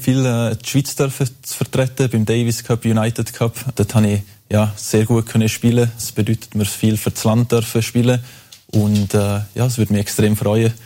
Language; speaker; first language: German; native; German